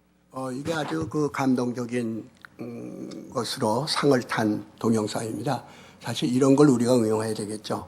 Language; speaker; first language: Korean; native; Korean